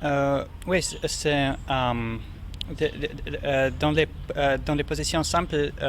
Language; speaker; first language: French; non-native, learner; German